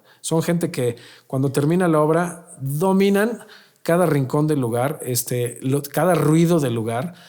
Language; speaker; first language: Spanish; native; Spanish